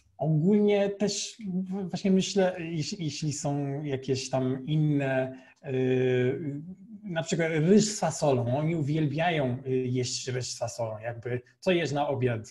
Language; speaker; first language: Polish; non-native, fluent; Portuguese